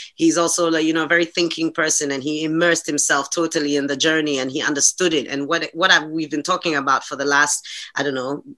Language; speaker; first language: English; non-native, local second language; Hungarian